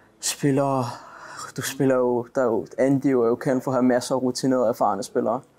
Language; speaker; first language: Danish; native; Danish